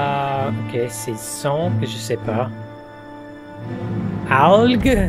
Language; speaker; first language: French; non-native, fluent; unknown